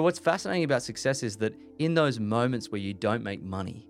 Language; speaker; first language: English; native; English